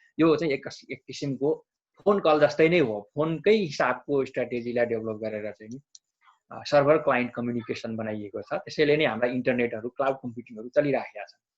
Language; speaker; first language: Nepali; native; Nepali